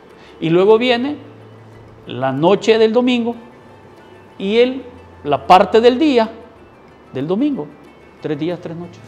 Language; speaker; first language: Spanish; native; Spanish